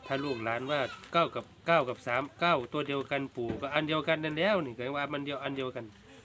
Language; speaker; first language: Thai; native; Thai